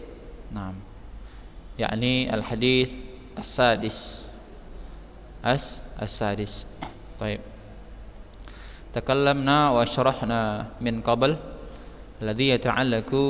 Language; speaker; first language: Arabic; non-native, fluent; Indonesian